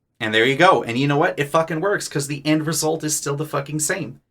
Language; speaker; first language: English; native; English